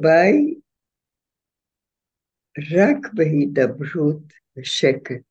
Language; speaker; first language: Hebrew; non-native, fluent; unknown